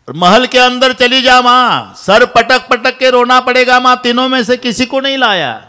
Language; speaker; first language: Hindi; non-native, local second language; Marathi